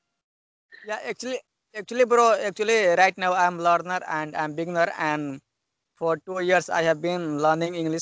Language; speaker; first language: English; non-native, learner; Hindi